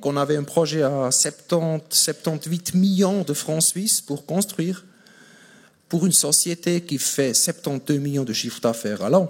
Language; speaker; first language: French; non-native, fluent; German